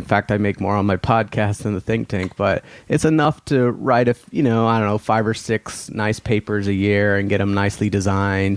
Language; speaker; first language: English; native; English